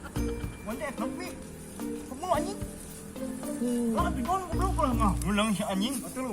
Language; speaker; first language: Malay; non-native, local second language; Sundanese